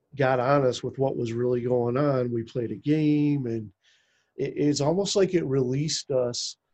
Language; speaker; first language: English; native; English